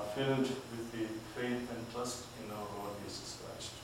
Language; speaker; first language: English; non-native, local second language; Malayalam